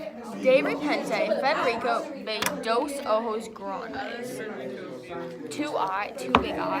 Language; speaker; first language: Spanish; non-native, learner; English